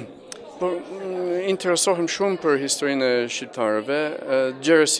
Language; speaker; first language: Albanian; non-native, fluent; English